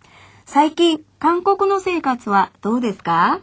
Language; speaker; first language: Japanese; non-native, fluent; Korean